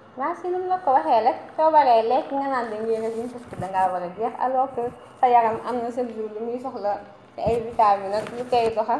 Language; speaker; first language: Wolof; native; Wolof